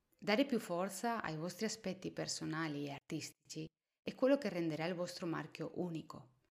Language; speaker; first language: Italian; non-native, fluent; Spanish